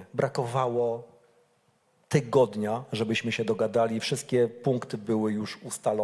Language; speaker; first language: Polish; native; Polish